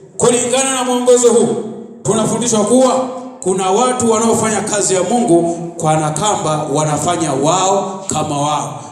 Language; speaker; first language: Swahili; non-native, local second language; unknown